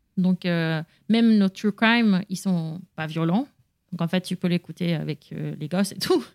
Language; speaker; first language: French; non-native, fluent; Spanish